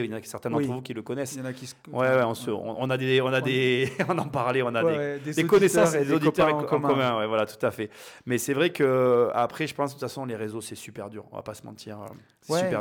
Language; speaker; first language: French; native; French